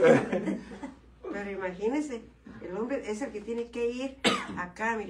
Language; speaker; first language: Spanish; native; Spanish